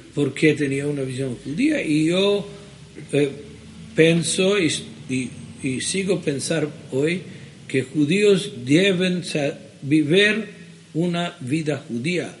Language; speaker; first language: Spanish; early bilingual, heritage; Spanish